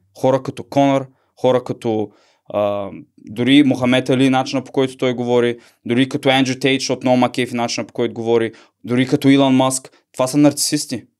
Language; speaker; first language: Bulgarian; native; Bulgarian